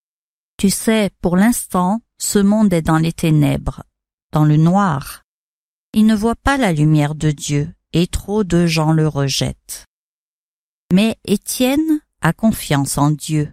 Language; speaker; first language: French; native; French